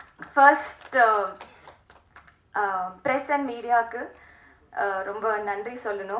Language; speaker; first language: Tamil; non-native, learner; Telugu